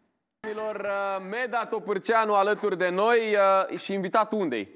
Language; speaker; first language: Romanian; native; Romanian